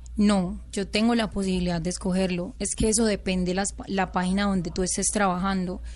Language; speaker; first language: Spanish; native; Spanish